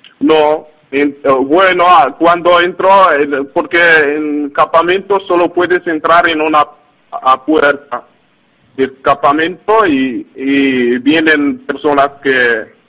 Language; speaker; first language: Spanish; non-native, learner; Arabic